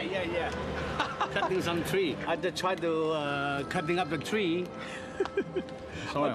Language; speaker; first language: English; non-native, local second language; Cantonese